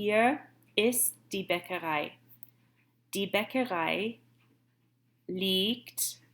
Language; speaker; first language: German; non-native, fluent; English